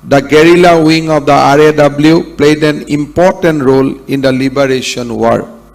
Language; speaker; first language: English; non-native, local second language; Assamese